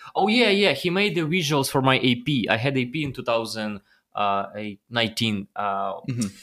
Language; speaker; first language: English; non-native, fluent; Ukrainian